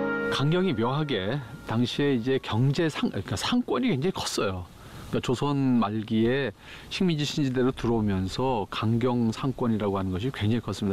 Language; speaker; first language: Korean; native; Korean